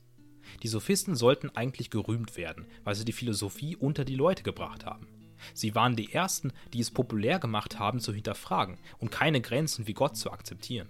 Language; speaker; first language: German; native; German